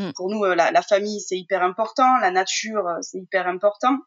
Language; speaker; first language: French; native; French